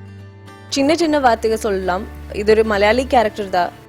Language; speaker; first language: Tamil; non-native, learner; Malayalam